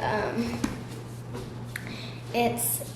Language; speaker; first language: English; native; English